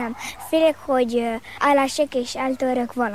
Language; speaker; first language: Hungarian; early bilingual, heritage; Hungarian